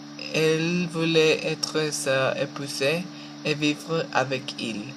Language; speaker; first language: French; non-native, learner; Spanish